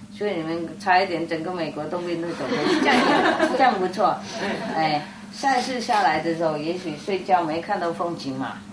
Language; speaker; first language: Chinese; non-native, fluent; Vietnamese